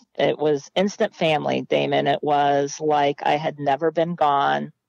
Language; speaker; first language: English; native; English